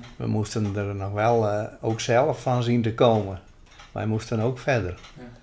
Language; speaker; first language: Dutch; non-native, local second language; Western Frisian